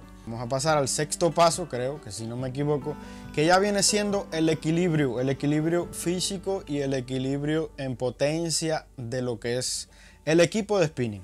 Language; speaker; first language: Spanish; native; Spanish